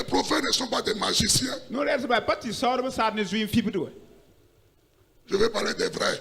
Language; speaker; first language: French; non-native, local second language; Fon